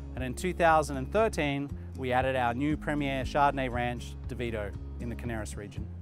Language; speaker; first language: English; native; English